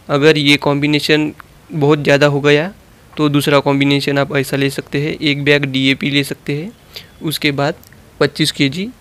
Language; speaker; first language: Hindi; non-native, local second language; Marathi